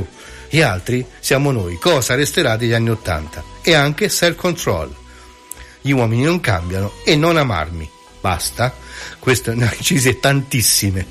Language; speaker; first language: Italian; native; Italian